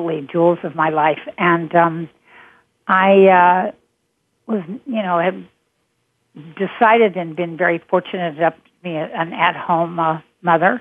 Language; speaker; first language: English; native; English